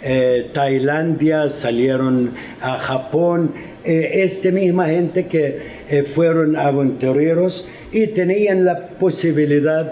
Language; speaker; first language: Spanish; non-native, fluent; Arabic